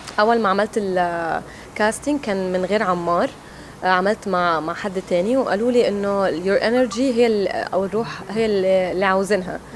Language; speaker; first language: Arabic; native; Arabic